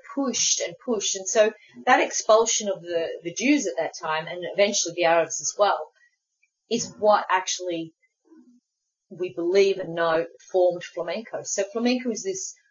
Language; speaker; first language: English; early bilingual, other home language; Spanish